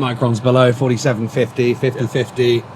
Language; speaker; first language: English; native; English